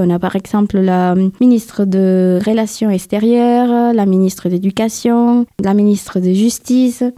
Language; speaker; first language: French; non-native, fluent; Spanish